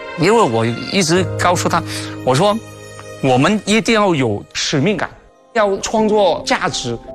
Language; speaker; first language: Chinese; non-native, local second language; Cantonese